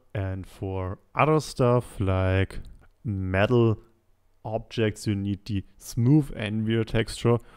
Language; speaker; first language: English; non-native, fluent; German